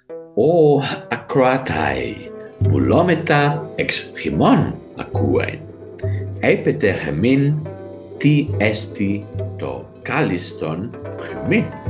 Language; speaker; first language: Greek; non-native, learner; English